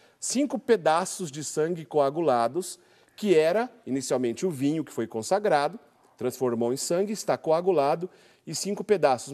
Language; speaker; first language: Portuguese; native; Portuguese